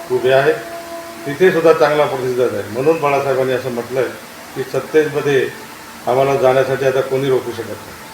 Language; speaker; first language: Marathi; native; Marathi